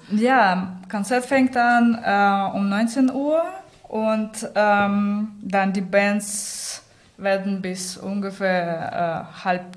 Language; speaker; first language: German; non-native, learner; Russian